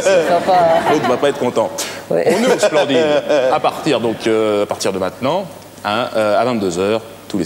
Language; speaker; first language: French; native; French